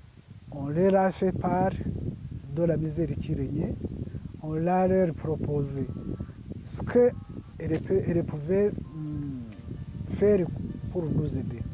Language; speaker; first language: French; non-native, local second language; Kinyarwanda